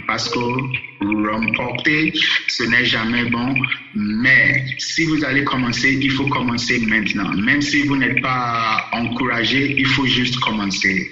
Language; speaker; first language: French; non-native, fluent; Yoruba